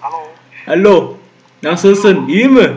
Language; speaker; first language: Turkish; non-native, learner; Indonesian